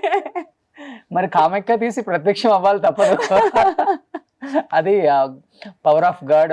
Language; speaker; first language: Telugu; native; Telugu